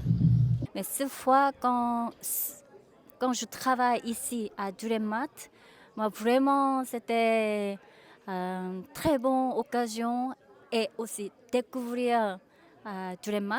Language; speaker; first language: French; non-native, learner; Korean